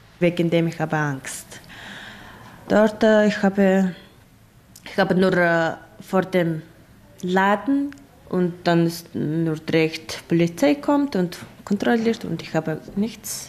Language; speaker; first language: German; non-native, learner; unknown